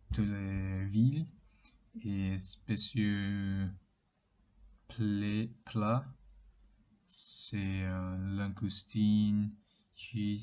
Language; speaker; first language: French; non-native, learner; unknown